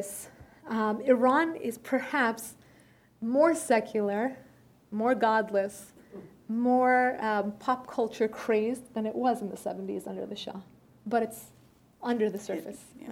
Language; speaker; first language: English; early bilingual, other home language; Persian